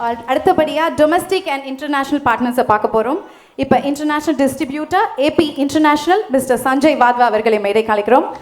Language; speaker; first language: Tamil; native; Tamil